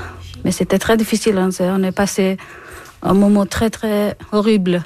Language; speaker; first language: French; non-native, learner; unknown